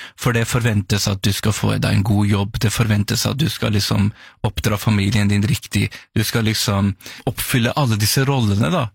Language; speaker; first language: Norwegian; early bilingual, other home language; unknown